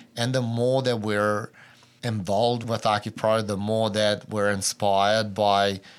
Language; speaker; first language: English; early bilingual, other home language; Albanian